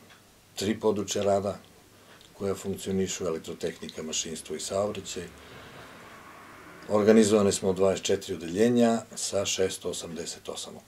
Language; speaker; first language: Croatian; native; Croatian